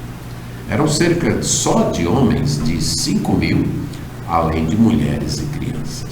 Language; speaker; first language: Portuguese; native; Portuguese